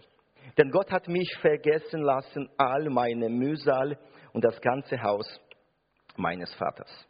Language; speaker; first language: German; non-native, fluent; Russian